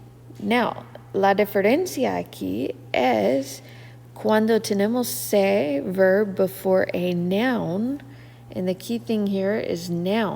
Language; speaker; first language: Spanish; non-native, fluent; English